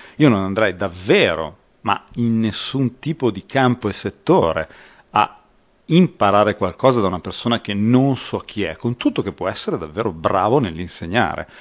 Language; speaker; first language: Italian; native; Italian